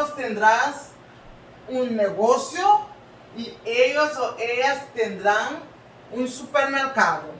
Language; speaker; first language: Spanish; non-native, learner; Haitian Creole